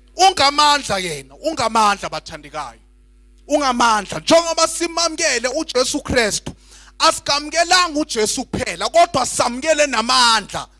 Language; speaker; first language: Zulu; native; Zulu